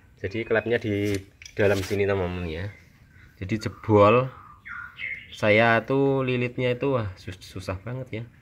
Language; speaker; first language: Indonesian; native; Indonesian